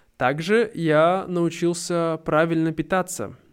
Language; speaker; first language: Russian; native; Russian